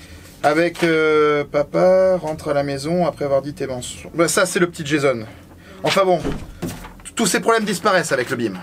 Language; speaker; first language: French; native; French